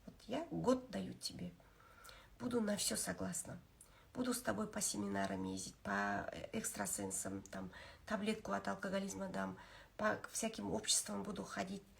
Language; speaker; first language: Russian; non-native, local second language; Kazakh